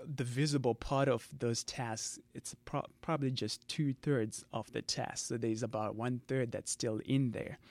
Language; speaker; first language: English; non-native, local second language; Shona